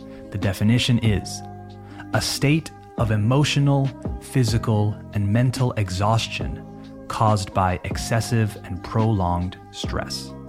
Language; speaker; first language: English; native; English